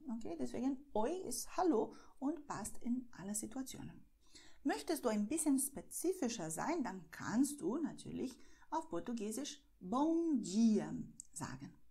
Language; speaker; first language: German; non-native, fluent; Portuguese